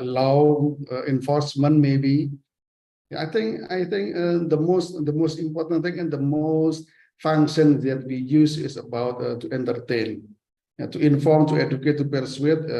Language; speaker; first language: English; non-native, fluent; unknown